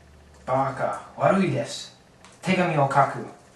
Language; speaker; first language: Japanese; non-native, learner; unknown